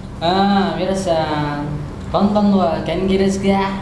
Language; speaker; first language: Japanese; non-native, learner; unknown